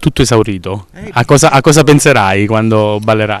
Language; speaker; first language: Italian; native; Italian